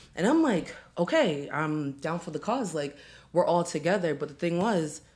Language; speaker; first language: English; native; English